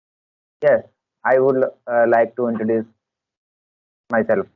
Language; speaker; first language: English; non-native, learner; Hindi